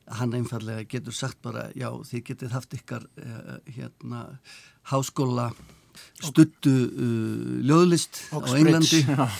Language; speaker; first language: Icelandic; native; Icelandic